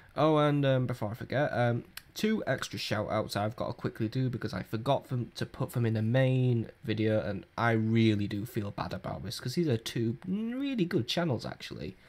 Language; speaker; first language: English; native; English